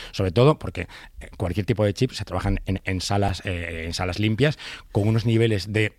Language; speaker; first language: Spanish; native; Spanish